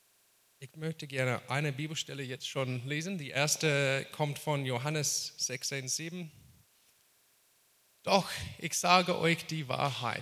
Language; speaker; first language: German; non-native, fluent; English